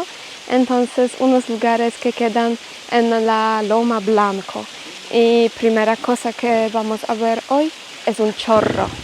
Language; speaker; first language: Spanish; non-native, learner; Polish